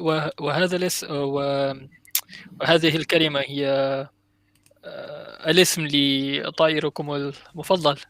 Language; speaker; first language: Arabic; non-native, learner; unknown